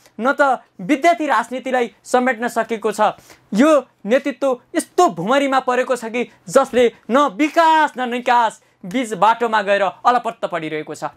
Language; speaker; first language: Nepali; native; Nepali